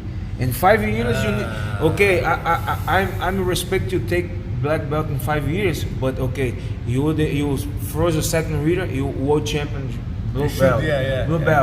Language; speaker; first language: English; non-native, learner; Portuguese